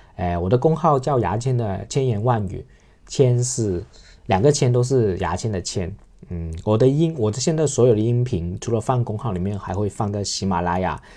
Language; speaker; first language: Chinese; non-native, local second language; Cantonese